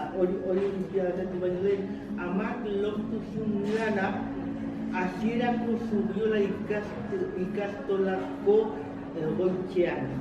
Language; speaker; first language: Basque; non-native, local second language; Spanish